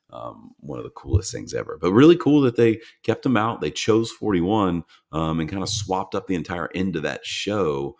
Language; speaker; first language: English; native; English